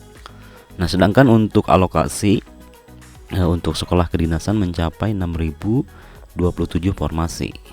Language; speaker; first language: Indonesian; native; Indonesian